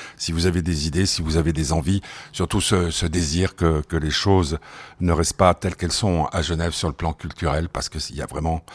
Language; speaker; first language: French; non-native, fluent; Spanish